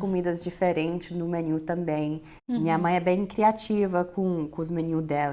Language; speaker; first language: Portuguese; early bilingual, heritage; Portuguese